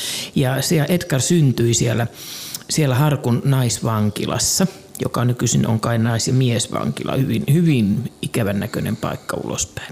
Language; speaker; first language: Finnish; native; Finnish